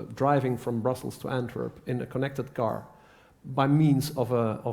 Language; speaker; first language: English; non-native, fluent; Dutch